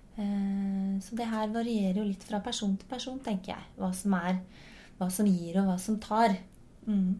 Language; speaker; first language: Norwegian; native; Norwegian